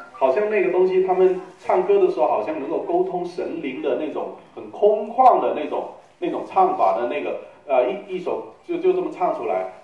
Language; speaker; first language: Chinese; native; Chinese